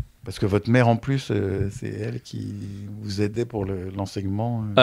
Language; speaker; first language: French; native; French